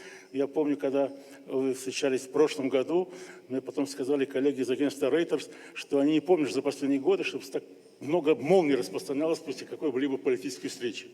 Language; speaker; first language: Russian; native; Russian